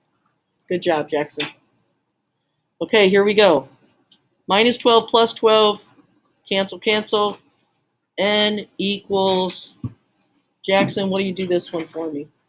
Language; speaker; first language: English; native; English